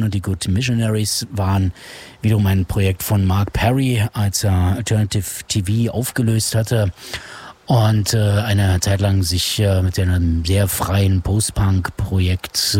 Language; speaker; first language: German; native; German